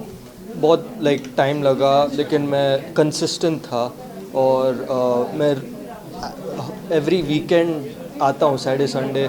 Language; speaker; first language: Hindi; native; Hindi